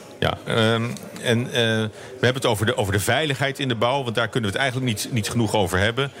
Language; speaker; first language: Dutch; native; Dutch